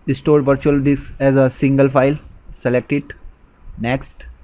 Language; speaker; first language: English; non-native, local second language; Hindi